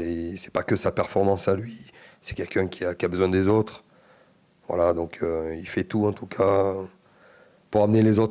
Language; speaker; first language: French; native; French